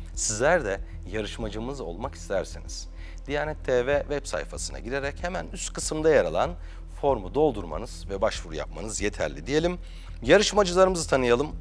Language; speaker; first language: Turkish; native; Turkish